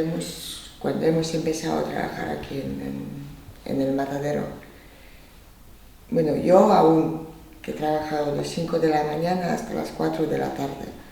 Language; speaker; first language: Spanish; non-native, fluent; Polish